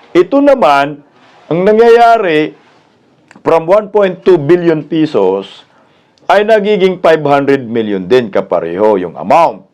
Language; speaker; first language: Filipino; native; Filipino